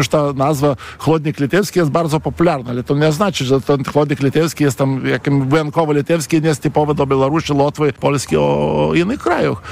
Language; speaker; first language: Polish; non-native, fluent; Lithuanian